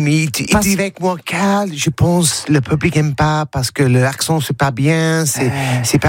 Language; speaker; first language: French; non-native, learner; English